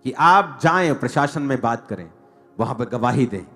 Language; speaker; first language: Hindi; non-native, local second language; Punjabi